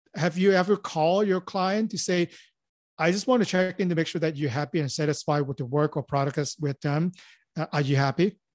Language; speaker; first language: English; non-native, local second language; Cantonese